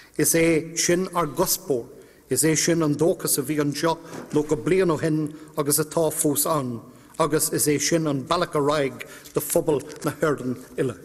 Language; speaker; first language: Irish; non-native, local second language; English